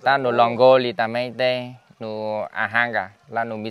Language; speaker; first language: Portuguese; non-native, learner; Vietnamese